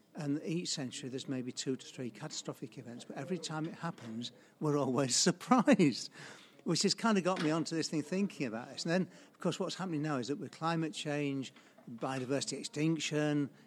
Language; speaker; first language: English; native; English